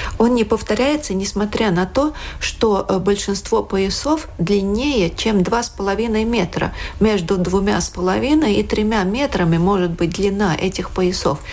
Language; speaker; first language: Russian; non-native, local second language; Latvian